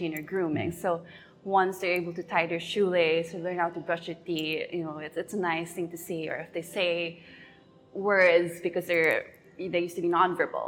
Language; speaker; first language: English; non-native, local second language; Filipino